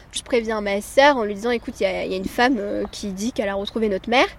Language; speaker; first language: French; early bilingual, other home language; Amharic